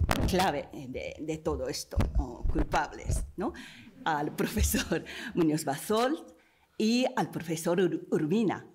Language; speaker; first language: Spanish; non-native, fluent; Japanese